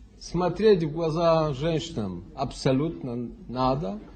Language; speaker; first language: Russian; non-native, fluent; Polish